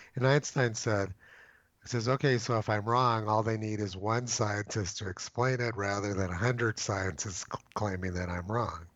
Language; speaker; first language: English; native; English